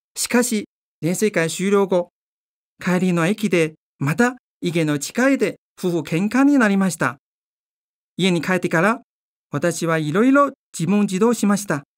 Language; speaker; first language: Japanese; non-native, fluent; Chinese